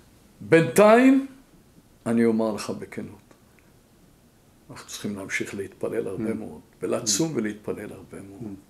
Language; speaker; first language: Hebrew; non-native, fluent; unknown